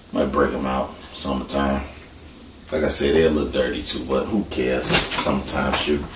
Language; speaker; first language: English; native; English